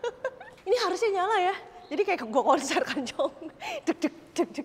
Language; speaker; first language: Indonesian; native; Indonesian